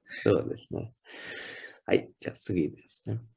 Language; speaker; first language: Japanese; non-native, learner; Hindi